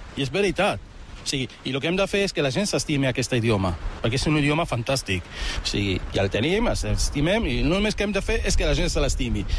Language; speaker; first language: Catalan; early bilingual, other home language; Arabic